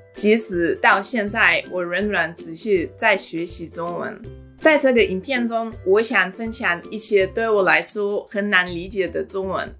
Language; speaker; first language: Chinese; non-native, fluent; Russian